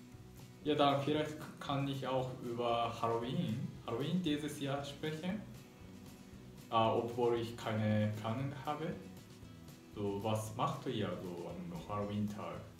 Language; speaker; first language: German; non-native, learner; Japanese